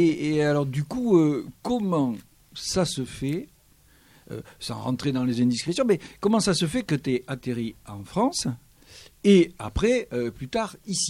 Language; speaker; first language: French; native; French